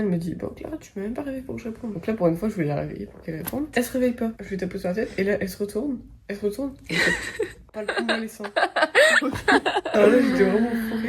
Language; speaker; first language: French; native; French